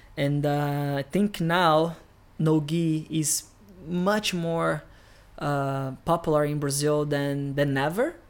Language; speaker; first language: English; non-native, fluent; Portuguese